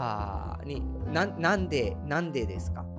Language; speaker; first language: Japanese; non-native, fluent; Spanish